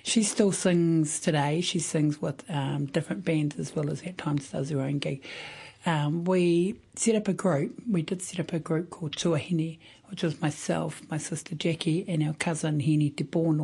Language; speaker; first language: English; native; English